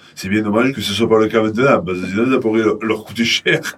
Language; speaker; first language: French; native; French